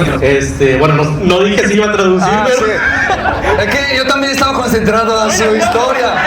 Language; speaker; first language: Spanish; non-native, fluent; Korean